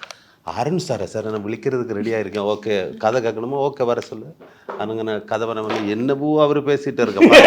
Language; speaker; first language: Tamil; non-native, learner; Malayalam